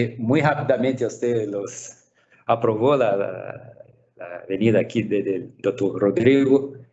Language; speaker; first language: Spanish; non-native, fluent; Portuguese